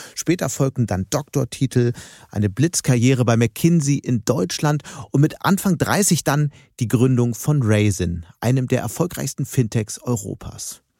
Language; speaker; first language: German; native; German